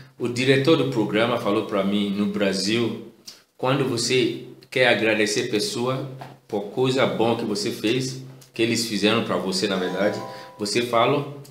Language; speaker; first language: Portuguese; non-native, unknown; Yoruba